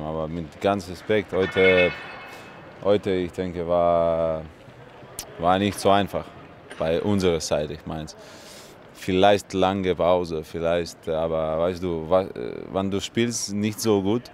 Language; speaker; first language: German; non-native, learner; Russian